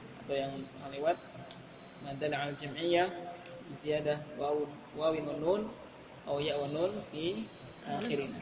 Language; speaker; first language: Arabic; non-native, fluent; Indonesian